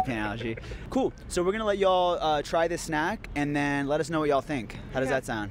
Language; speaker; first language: English; early bilingual, other home language; Spanish